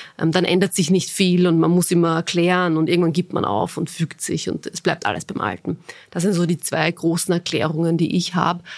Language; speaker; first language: German; early bilingual, other home language; Bosnian